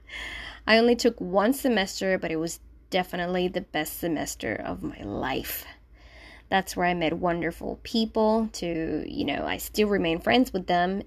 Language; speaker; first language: English; non-native, fluent; Spanish